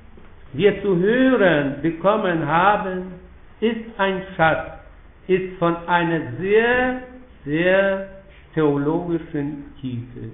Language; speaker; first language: German; non-native, fluent; Polish